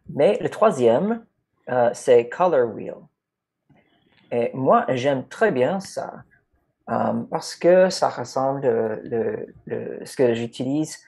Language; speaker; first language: French; non-native, fluent; English